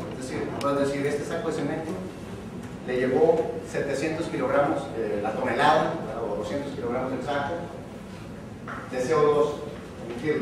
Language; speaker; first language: Spanish; native; Spanish